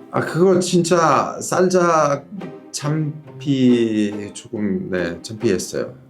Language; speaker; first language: Korean; non-native, learner; Italian